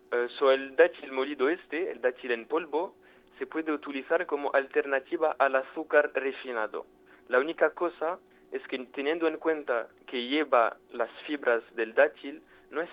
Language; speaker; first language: Spanish; non-native, fluent; French